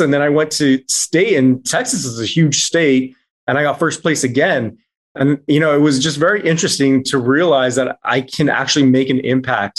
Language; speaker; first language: English; native; English